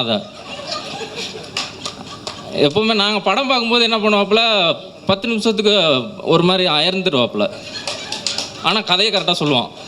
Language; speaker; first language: Tamil; native; Tamil